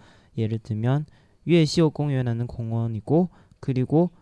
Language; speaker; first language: Korean; non-native, learner; Chinese